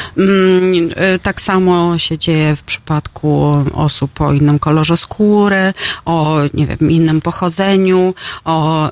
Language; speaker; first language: Polish; non-native, fluent; Russian